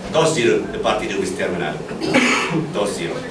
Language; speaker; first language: Spanish; non-native, learner; English